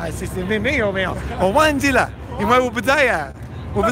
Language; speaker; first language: Chinese; non-native, learner; English